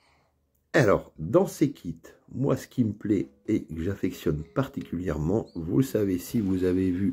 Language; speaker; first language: French; native; French